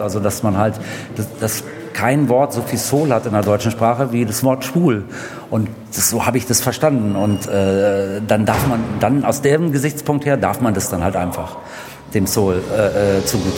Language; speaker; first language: German; native; German